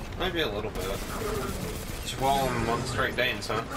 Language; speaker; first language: English; native; English